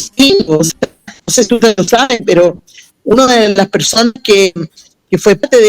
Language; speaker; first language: Spanish; native; Spanish